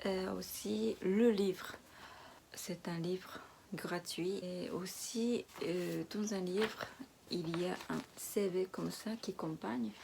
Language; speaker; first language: French; non-native, learner; Japanese